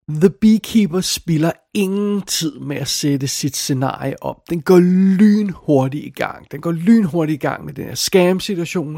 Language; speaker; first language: Danish; native; Danish